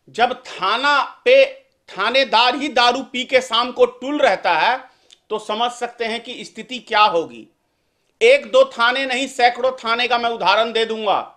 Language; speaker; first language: Hindi; native; Hindi